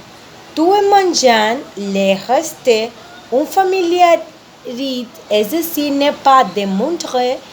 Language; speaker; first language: French; non-native, learner; Spanish